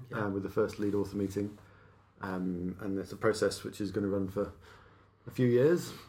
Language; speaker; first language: English; native; English